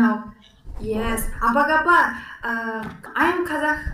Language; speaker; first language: English; non-native, learner; Kazakh